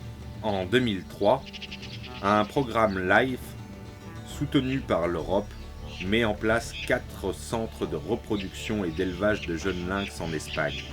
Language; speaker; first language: French; native; French